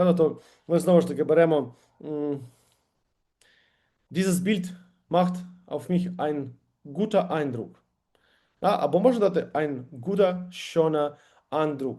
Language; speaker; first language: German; non-native, learner; Ukrainian